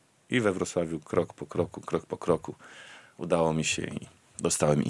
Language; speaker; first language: Polish; native; Polish